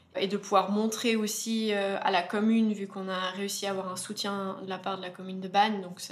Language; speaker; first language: French; native; French